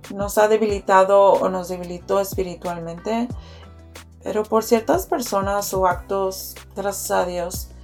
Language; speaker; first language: Spanish; early bilingual, heritage; Spanish